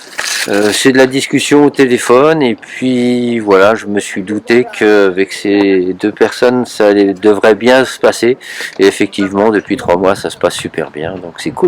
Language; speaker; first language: French; native; French